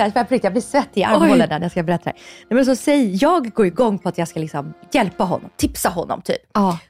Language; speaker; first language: Swedish; non-native, fluent; Russian